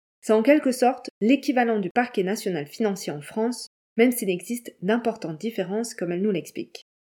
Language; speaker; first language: French; native; French